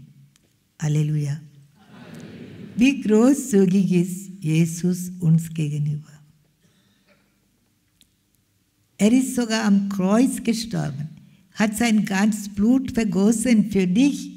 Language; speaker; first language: German; non-native, fluent; Malayalam